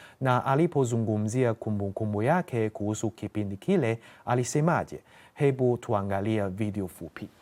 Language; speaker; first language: Swahili; non-native, fluent; Chinese